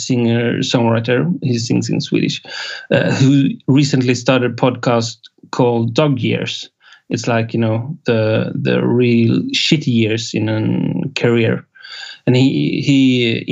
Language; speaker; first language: English; non-native, fluent; Swedish